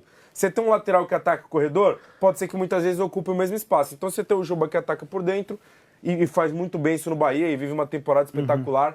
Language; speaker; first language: Portuguese; native; Portuguese